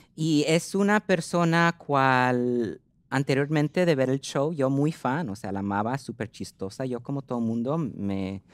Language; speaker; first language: Spanish; early bilingual, heritage; Spanish